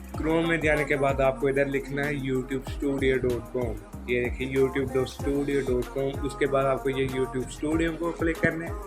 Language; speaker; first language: Urdu; non-native, local second language; Punjabi